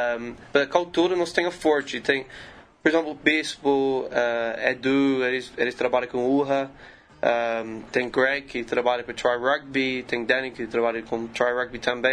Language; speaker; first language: Portuguese; non-native, learner; English